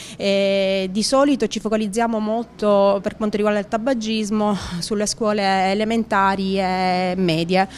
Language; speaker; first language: Italian; native; Italian